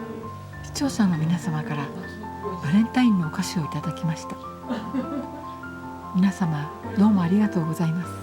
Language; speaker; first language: Japanese; native; Japanese